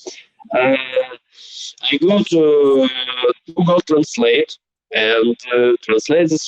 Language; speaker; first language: English; non-native, learner; Belarusian